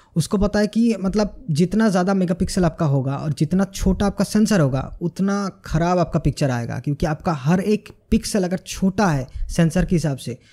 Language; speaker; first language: Hindi; non-native, local second language; Bangla